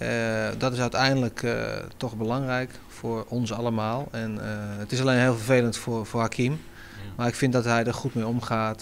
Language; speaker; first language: Dutch; native; Dutch